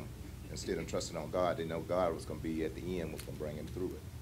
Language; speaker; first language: English; native; English